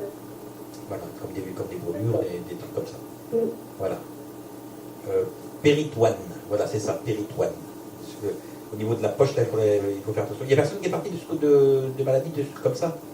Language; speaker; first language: French; native; French